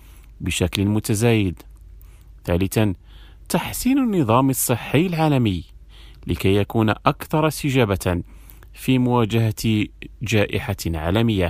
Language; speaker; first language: Arabic; non-native, fluent; Indonesian